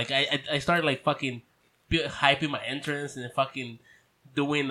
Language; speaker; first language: English; non-native, fluent; Spanish